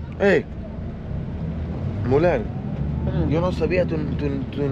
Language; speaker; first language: Spanish; non-native, learner; Swedish